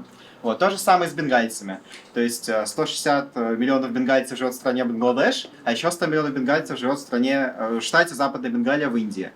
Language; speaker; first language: Russian; native; Russian